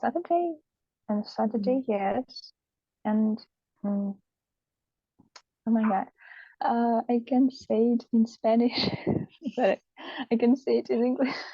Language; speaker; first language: English; non-native, learner; Russian